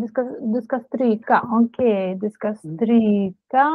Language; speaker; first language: Swedish; non-native, fluent; Russian